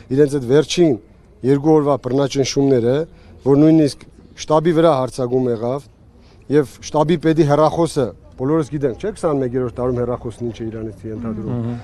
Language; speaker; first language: Armenian; native; Armenian